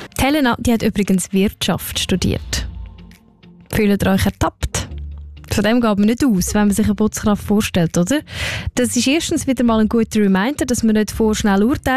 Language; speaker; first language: German; native; German